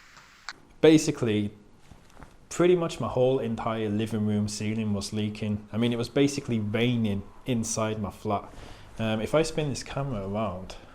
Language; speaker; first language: English; native; English